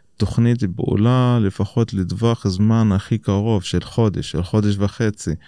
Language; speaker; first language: Hebrew; non-native, local second language; Arabic